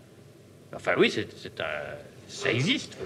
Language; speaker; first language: French; native; French